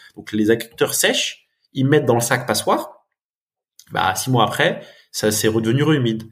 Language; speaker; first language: French; native; French